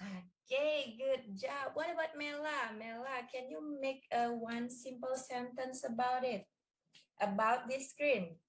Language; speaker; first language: English; non-native, learner; Indonesian